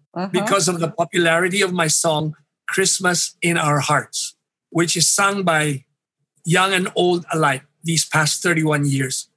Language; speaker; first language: English; non-native, local second language; Hiligaynon